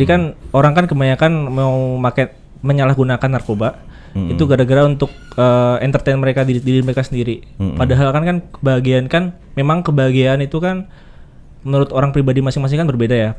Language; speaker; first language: Indonesian; native; Indonesian